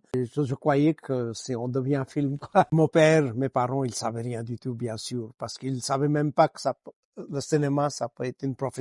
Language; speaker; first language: French; non-native, fluent; Gujarati